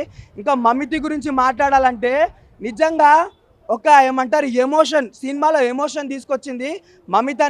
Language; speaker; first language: Telugu; native; Telugu